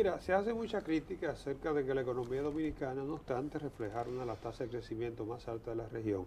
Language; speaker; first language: Spanish; native; Spanish